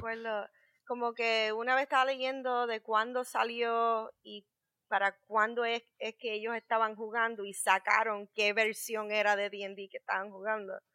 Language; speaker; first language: Spanish; native; Spanish